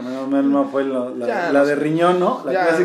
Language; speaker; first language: Spanish; native; Spanish